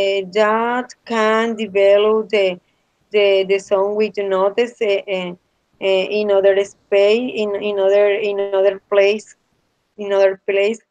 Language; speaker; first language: English; non-native, learner; Spanish